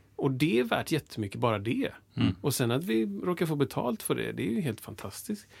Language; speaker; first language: Swedish; early bilingual, other home language; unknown